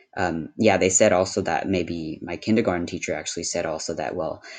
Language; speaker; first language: English; early bilingual, other home language; Wu Chinese